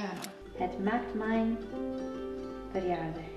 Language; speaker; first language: Dutch; non-native, learner; English